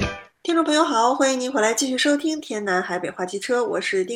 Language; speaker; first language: Chinese; native; Chinese